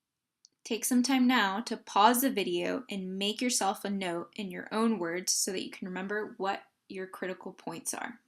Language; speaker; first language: English; native; English